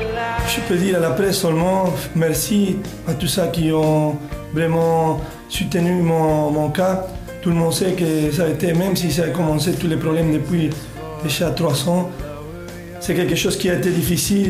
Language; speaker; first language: French; non-native, fluent; Spanish